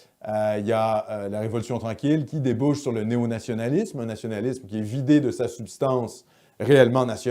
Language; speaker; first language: French; native; French